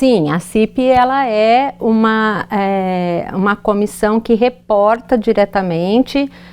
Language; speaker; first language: Portuguese; native; Portuguese